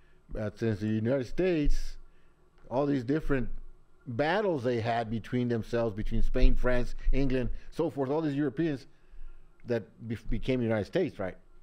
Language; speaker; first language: English; early bilingual, other home language; Spanish